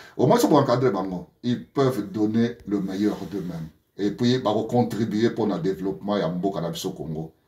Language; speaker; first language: French; non-native, local second language; Lingala